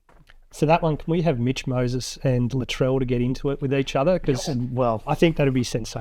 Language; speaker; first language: English; native; English